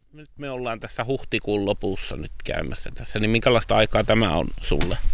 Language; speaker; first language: Finnish; native; Finnish